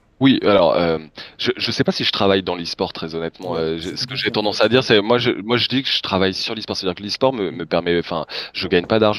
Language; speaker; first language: French; native; French